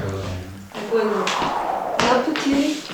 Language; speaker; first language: Korean; native; Korean